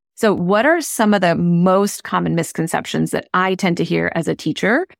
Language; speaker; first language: English; non-native, local second language; Hindi